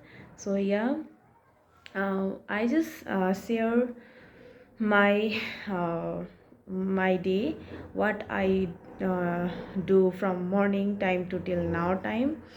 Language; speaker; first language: English; non-native, learner; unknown